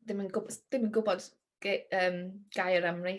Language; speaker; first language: Welsh; non-native, learner; English